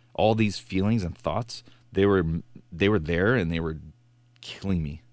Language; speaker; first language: English; native; English